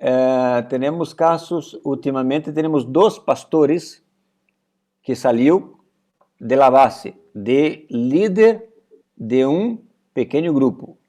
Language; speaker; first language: Spanish; non-native, fluent; Portuguese